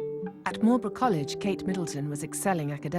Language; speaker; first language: English; native; English